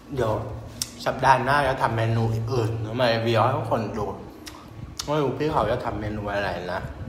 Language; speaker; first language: Thai; non-native, fluent; Vietnamese